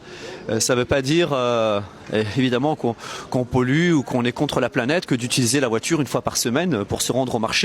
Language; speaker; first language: French; native; French